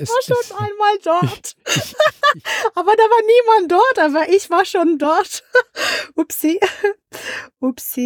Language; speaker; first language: German; non-native, learner; French